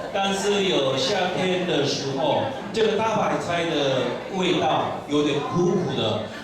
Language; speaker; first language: Chinese; non-native, fluent; Korean